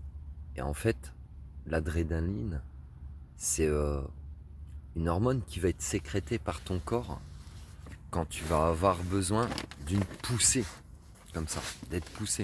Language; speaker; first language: French; native; French